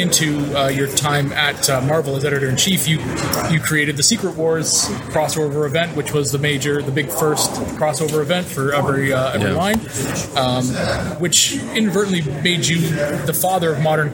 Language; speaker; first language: English; native; English